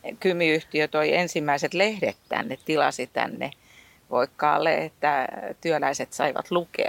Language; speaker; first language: Finnish; native; Finnish